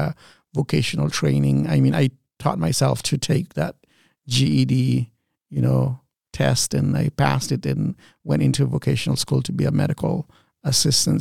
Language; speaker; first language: English; non-native, fluent; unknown